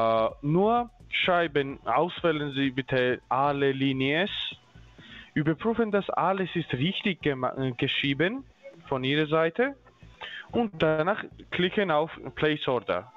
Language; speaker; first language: German; non-native, learner; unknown